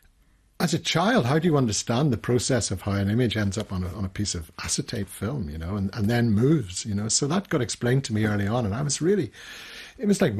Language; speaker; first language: English; native; English